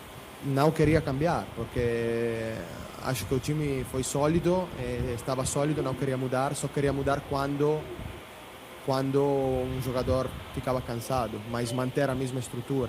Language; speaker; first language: Portuguese; non-native, fluent; Italian